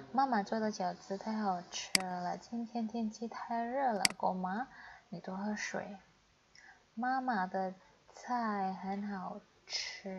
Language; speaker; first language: Chinese; non-native, fluent; Indonesian